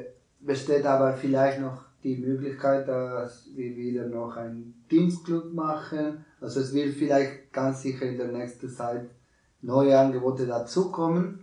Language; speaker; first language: German; non-native, learner; Spanish